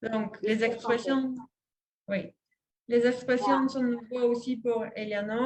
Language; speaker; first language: French; non-native, fluent; Spanish